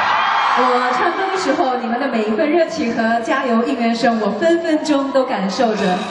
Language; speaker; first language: Chinese; native; Chinese